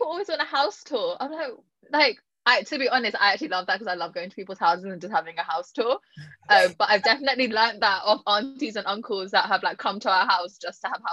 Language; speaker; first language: English; native; English